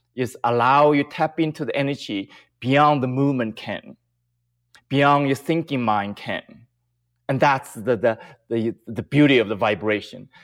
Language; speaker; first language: English; non-native, fluent; Chinese